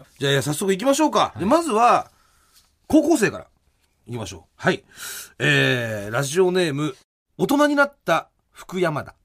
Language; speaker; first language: Japanese; native; Japanese